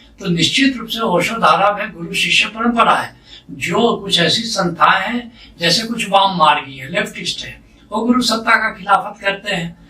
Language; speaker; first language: Hindi; native; Hindi